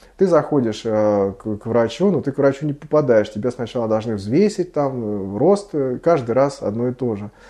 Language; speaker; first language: Russian; native; Russian